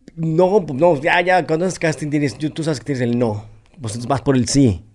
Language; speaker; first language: Spanish; native; Spanish